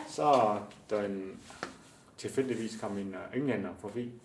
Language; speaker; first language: Danish; non-native, learner; Chinese